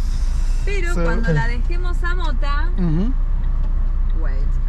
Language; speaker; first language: Spanish; native; Spanish